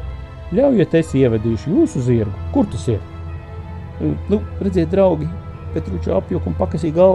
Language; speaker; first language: Latvian; native; Latvian